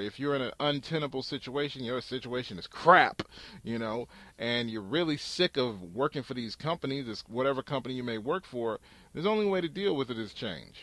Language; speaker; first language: English; native; English